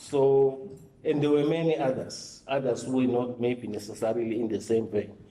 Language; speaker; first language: English; non-native, local second language; Swati